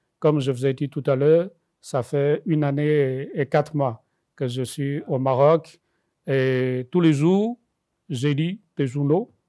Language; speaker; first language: French; non-native, fluent; Chinese